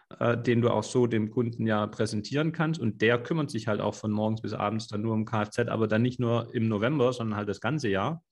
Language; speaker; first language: German; native; German